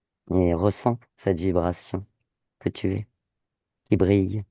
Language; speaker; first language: French; native; French